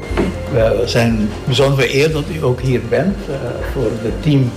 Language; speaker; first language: Dutch; non-native, local second language; Papiamento